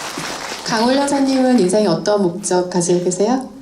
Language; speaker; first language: Korean; native; Korean